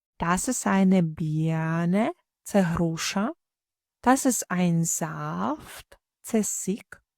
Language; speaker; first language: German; non-native, fluent; Ukrainian